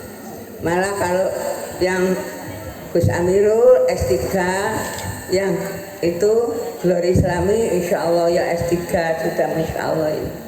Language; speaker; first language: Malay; non-native, local second language; Javanese